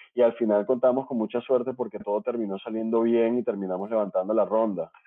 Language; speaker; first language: Spanish; native; Spanish